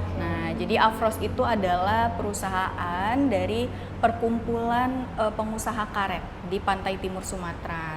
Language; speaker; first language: Indonesian; native; Indonesian